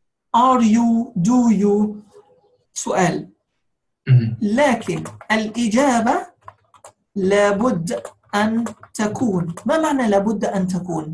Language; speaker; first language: Arabic; non-native, fluent; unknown